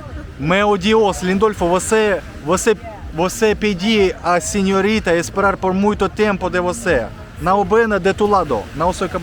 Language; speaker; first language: Portuguese; non-native, learner; Russian